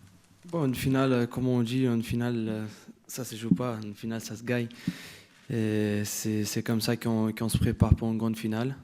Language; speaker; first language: French; non-native, fluent; Portuguese